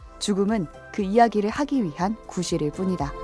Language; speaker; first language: Korean; native; Korean